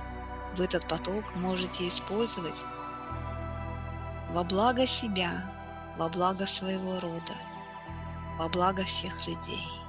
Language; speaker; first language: Russian; native; Russian